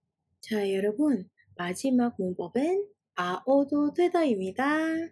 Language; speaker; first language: Korean; non-native, fluent; Indonesian